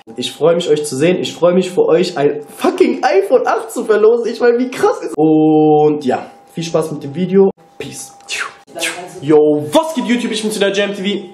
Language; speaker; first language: German; early bilingual, other home language; Turkish